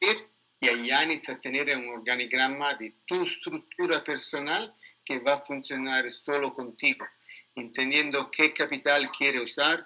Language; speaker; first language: Spanish; non-native, learner; Italian